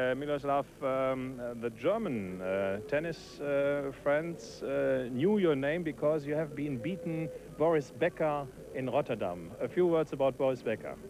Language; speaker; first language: English; non-native, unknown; German